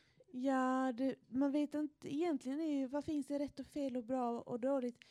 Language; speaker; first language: Swedish; non-native, fluent; Spanish